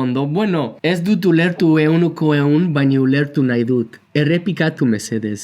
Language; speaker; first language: Basque; non-native, learner; English